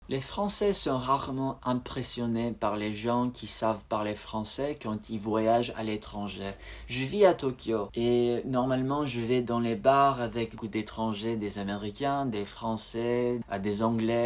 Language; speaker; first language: French; non-native, fluent; English